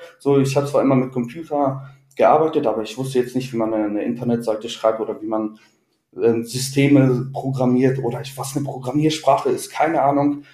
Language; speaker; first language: German; native; German